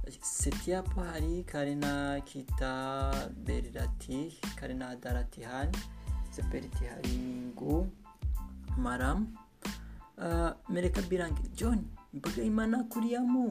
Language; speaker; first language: Indonesian; non-native, learner; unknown